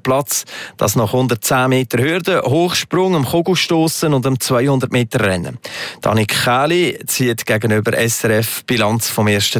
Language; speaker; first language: German; native; German